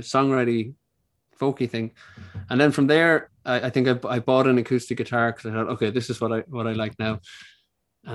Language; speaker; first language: English; native; English